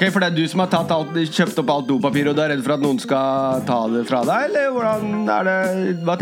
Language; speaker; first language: Norwegian; native; Norwegian